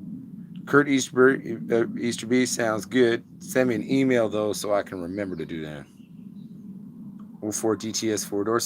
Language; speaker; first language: English; native; English